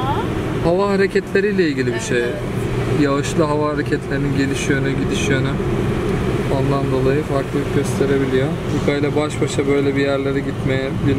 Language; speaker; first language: Turkish; native; Turkish